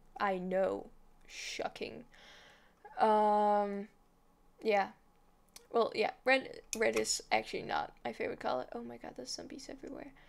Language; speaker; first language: English; non-native, fluent; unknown